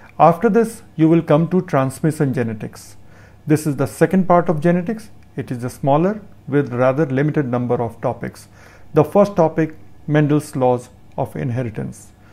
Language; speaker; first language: English; non-native, local second language; Hindi